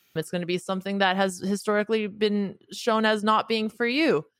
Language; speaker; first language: English; native; English